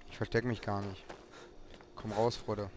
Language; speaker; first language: German; native; German